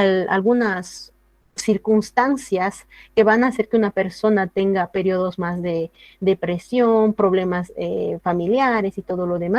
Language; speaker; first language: Spanish; native; Spanish